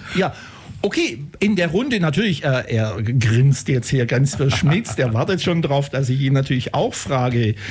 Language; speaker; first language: German; native; German